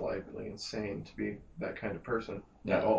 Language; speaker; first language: English; native; English